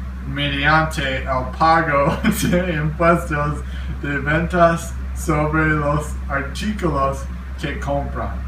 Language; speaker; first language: Spanish; non-native, learner; English